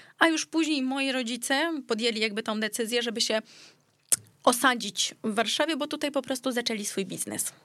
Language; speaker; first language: Polish; early bilingual, heritage; Greek